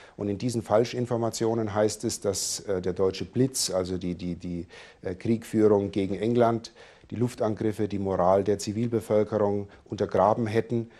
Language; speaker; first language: German; native; German